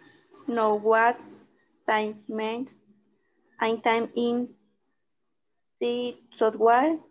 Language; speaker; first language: English; non-native, learner; Spanish